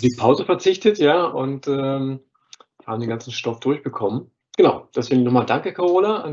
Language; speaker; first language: German; native; German